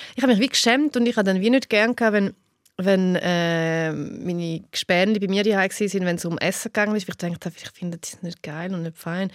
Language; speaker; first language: German; early bilingual, other home language; Albanian